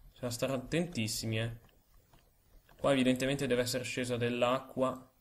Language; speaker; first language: Italian; native; Italian